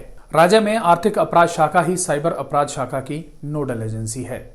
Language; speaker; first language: Hindi; native; Hindi